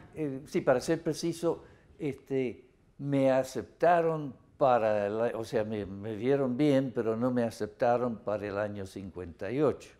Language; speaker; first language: Spanish; non-native, fluent; English